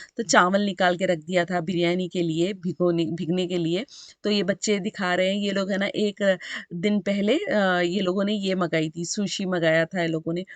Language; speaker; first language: Hindi; non-native, local second language; Urdu